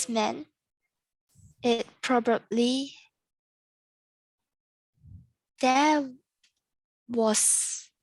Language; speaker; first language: English; non-native, learner; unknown